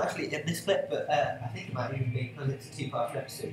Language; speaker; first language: English; native; English